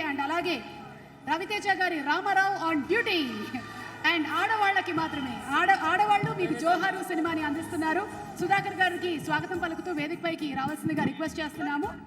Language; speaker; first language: Telugu; native; Telugu